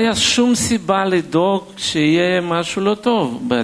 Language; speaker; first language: Hebrew; non-native, fluent; Russian